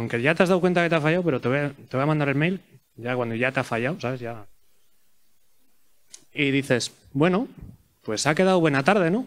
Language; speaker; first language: Spanish; native; Spanish